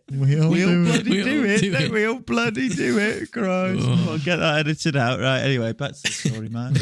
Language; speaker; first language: English; native; English